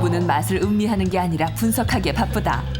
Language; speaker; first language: Korean; native; Korean